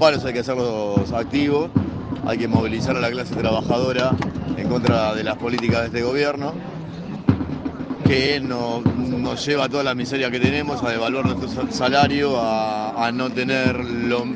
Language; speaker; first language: Spanish; native; Spanish